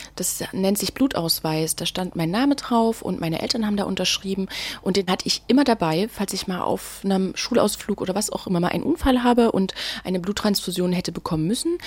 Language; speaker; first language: German; native; German